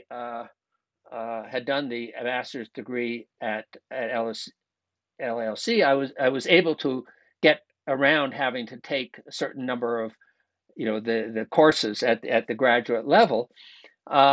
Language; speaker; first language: English; native; English